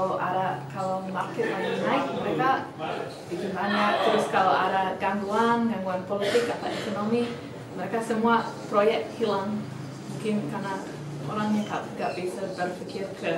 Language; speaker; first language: Indonesian; non-native, fluent; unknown